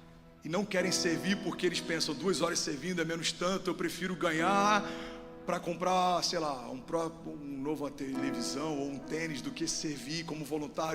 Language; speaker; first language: Portuguese; native; Portuguese